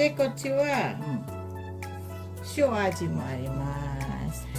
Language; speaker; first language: Japanese; non-native, fluent; Filipino